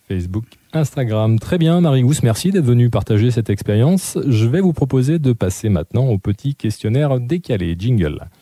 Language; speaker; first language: French; native; French